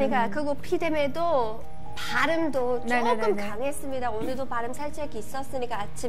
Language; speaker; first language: Korean; non-native, learner; English